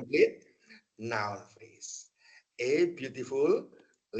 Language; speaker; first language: English; non-native, fluent; Indonesian